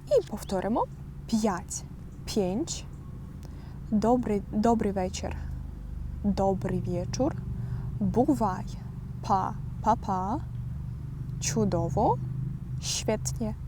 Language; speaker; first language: Polish; non-native, fluent; Ukrainian